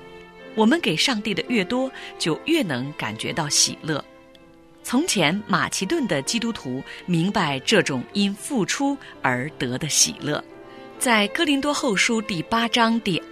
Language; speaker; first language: Chinese; native; Chinese